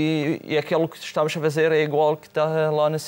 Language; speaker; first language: Portuguese; non-native, fluent; Arabic